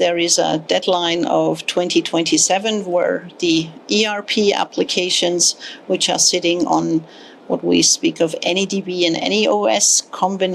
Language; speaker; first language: English; non-native, fluent; German